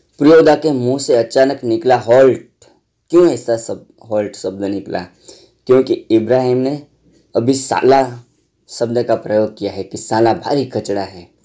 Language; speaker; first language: Hindi; non-native, local second language; Gujarati